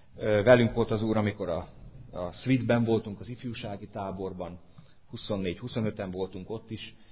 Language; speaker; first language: Hungarian; native; Hungarian